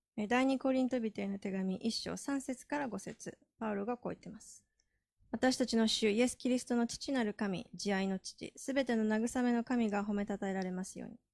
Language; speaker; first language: Japanese; native; Japanese